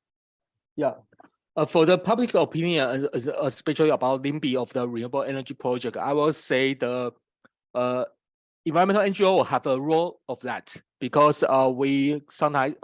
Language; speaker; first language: English; non-native, fluent; Chinese